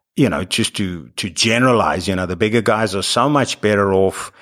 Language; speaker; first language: English; native; English